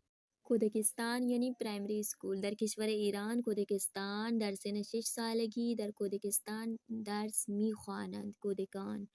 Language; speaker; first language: Persian; non-native, fluent; Urdu